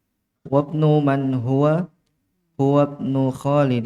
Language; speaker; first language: Arabic; non-native, learner; Indonesian